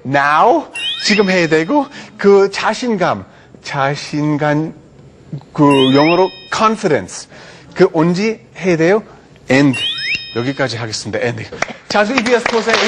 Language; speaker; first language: Korean; non-native, fluent; English